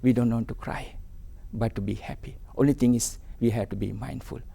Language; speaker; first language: English; non-native, local second language; Sinhala